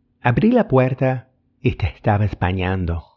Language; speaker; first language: Spanish; non-native, fluent; English